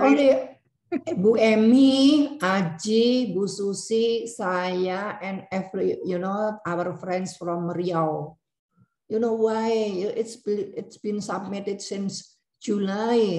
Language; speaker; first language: English; non-native, learner; Indonesian